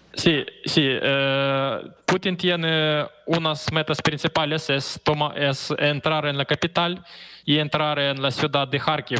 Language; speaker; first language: Spanish; non-native, fluent; Ukrainian